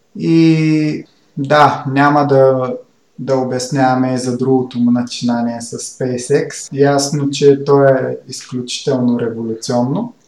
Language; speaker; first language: Bulgarian; native; Bulgarian